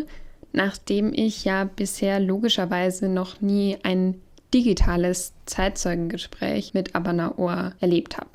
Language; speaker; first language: German; native; German